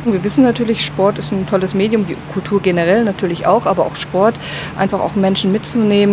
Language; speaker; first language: German; native; German